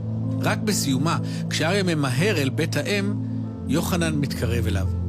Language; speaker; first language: Hebrew; native; Hebrew